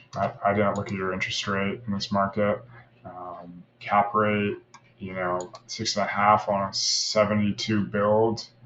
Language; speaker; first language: English; native; English